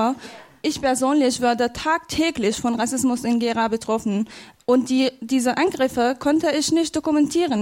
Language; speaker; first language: German; non-native, fluent; Arabic